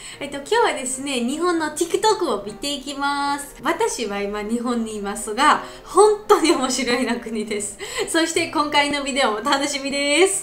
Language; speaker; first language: Japanese; non-native, learner; Georgian